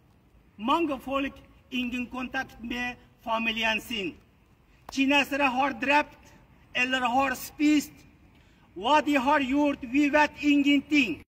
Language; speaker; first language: Norwegian; non-native, learner; Uyghur